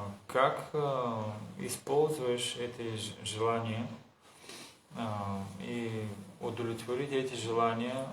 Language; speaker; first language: Russian; non-native, learner; Bulgarian